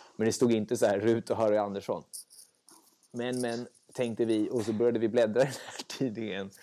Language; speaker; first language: Swedish; native; Swedish